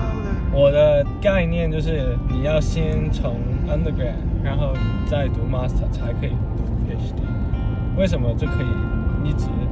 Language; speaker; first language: Chinese; non-native, fluent; Cantonese